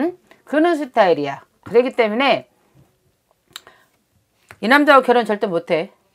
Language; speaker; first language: Korean; native; Korean